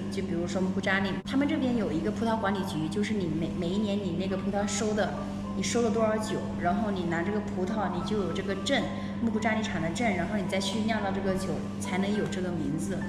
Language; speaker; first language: Chinese; native; Chinese